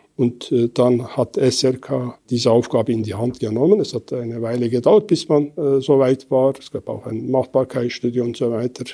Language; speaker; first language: German; non-native, fluent; Kurdish